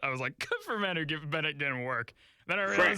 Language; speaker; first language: English; native; English